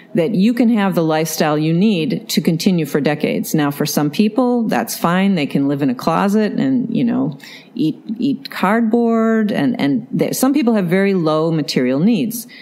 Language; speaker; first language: English; native; English